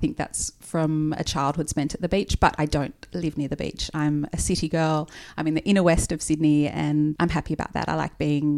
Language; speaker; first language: English; native; English